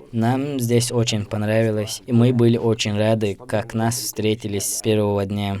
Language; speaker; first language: Russian; early bilingual, heritage; Russian